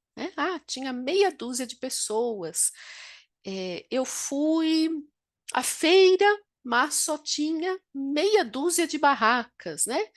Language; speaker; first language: Portuguese; native; Portuguese